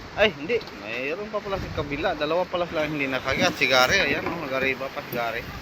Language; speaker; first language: Filipino; non-native, local second language; Cebuano